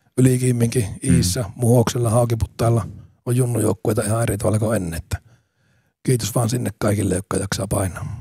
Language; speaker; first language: Finnish; native; Finnish